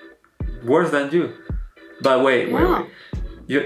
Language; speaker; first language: English; non-native, learner; Spanish